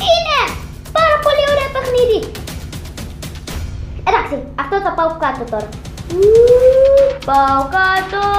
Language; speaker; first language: Greek; non-native, learner; Arabic